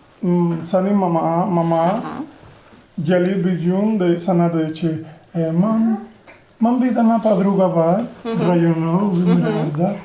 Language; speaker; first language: Turkish; non-native, learner; Spanish